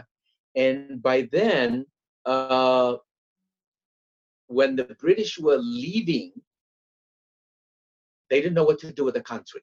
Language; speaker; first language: English; non-native, fluent; Tigrinya